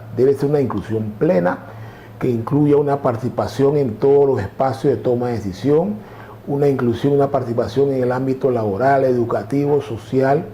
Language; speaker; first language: Spanish; native; Spanish